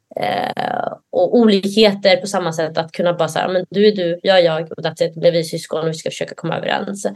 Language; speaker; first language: Swedish; early bilingual, other home language; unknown